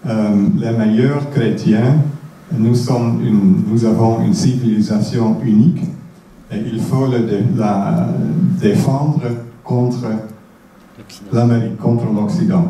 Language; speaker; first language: French; non-native, fluent; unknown